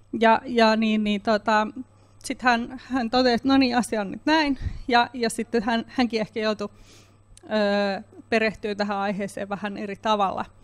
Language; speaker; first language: Finnish; native; Finnish